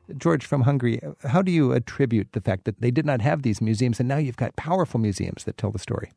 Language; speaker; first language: English; native; English